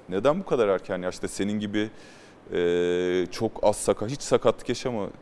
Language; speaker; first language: Turkish; native; Turkish